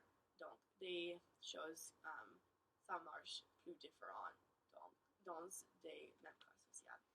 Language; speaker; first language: French; non-native, learner; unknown